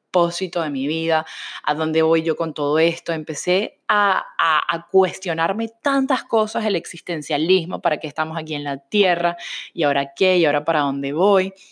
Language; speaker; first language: Spanish; native; Spanish